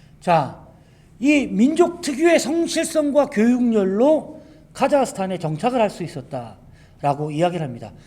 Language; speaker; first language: Korean; native; Korean